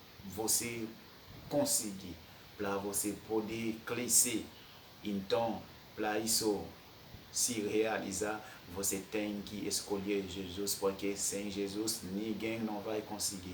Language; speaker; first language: Portuguese; non-native, fluent; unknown